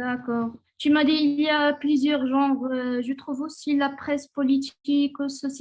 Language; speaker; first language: French; non-native, learner; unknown